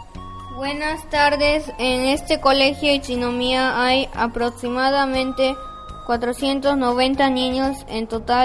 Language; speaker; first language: Spanish; early bilingual, heritage; Spanish